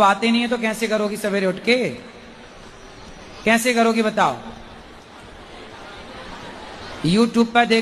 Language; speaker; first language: Hindi; native; Hindi